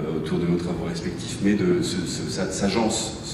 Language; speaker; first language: French; native; French